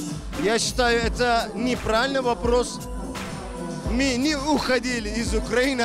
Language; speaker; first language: Russian; non-native, learner; Turkish